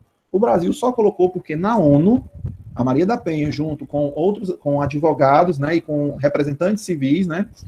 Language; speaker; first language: Portuguese; native; Portuguese